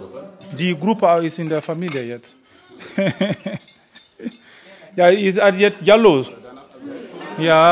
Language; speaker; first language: German; non-native, fluent; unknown